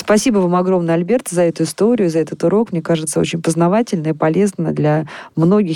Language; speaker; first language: Russian; native; Russian